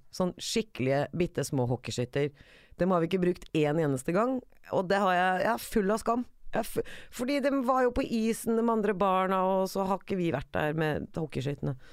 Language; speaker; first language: Norwegian; early bilingual, other home language; Persian